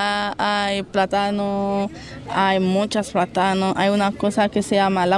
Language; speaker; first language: Spanish; non-native, learner; Haitian Creole